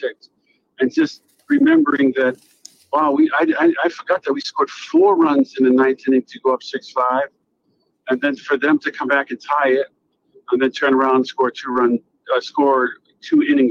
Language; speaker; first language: English; native; English